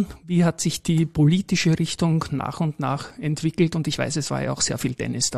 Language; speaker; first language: German; native; German